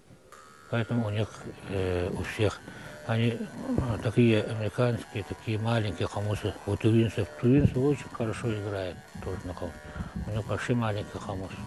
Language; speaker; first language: Russian; non-native, local second language; Yakut